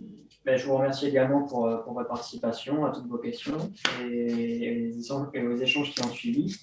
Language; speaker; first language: French; native; French